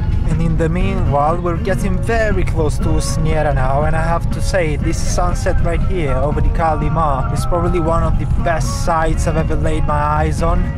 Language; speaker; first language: English; non-native, fluent; Italian